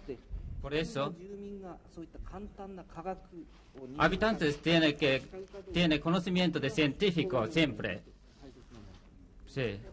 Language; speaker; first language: Spanish; non-native, learner; Japanese